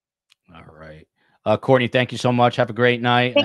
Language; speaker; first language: English; native; English